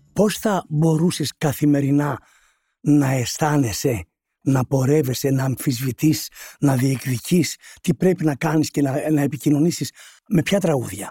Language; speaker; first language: Greek; native; Greek